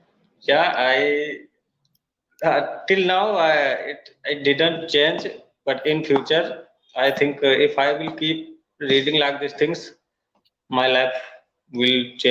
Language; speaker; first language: English; non-native, learner; Hindi